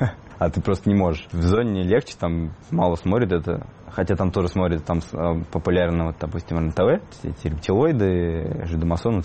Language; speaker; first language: Russian; native; Russian